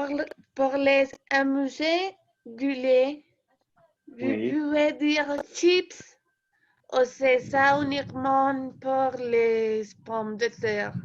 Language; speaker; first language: French; non-native, learner; Spanish